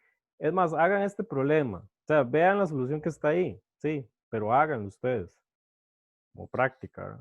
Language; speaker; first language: Spanish; native; Spanish